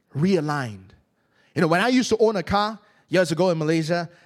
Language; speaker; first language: English; non-native, local second language; Cantonese